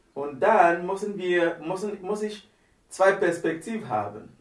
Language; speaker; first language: German; non-native, fluent; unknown